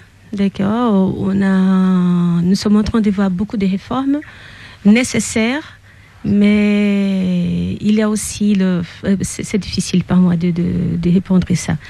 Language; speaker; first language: French; non-native, fluent; Portuguese